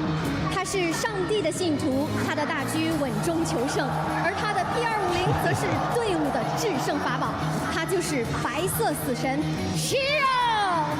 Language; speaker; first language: Chinese; native; Chinese